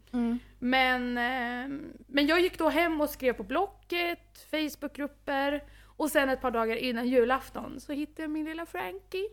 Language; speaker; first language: Swedish; native; Swedish